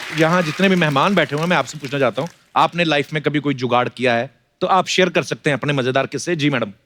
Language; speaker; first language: Hindi; non-native, local second language; Punjabi